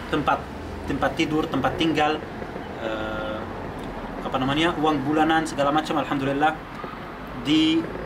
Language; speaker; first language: Indonesian; non-native, fluent; Arabic